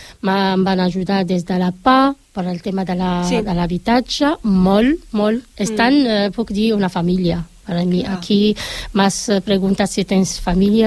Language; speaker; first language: Catalan; non-native, learner; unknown